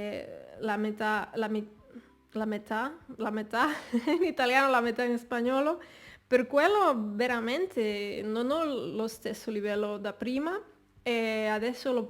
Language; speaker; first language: Italian; non-native, fluent; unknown